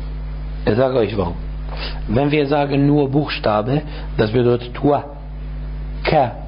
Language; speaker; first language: German; non-native, fluent; Arabic